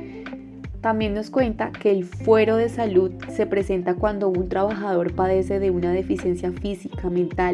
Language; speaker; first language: Spanish; native; Spanish